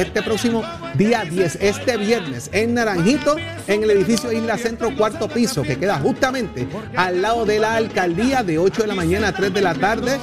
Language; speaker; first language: Spanish; native; Spanish